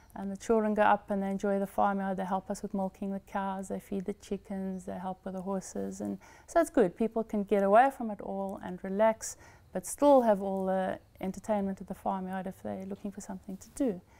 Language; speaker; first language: English; native; English